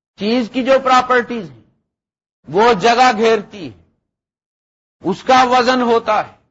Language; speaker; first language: Urdu; non-native, local second language; Punjabi